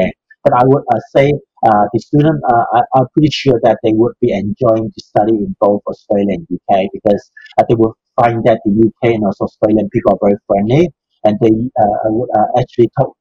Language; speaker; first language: English; non-native, local second language; Cantonese